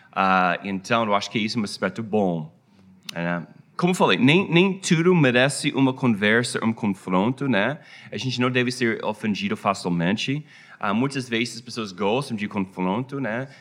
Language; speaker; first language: Portuguese; non-native, fluent; English